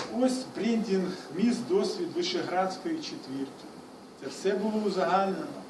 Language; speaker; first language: Ukrainian; non-native, local second language; Russian